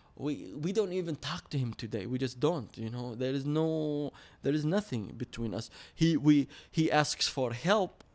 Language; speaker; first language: English; early bilingual, other home language; Arabic